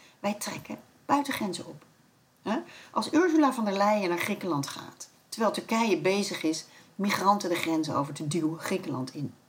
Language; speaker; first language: Dutch; native; Dutch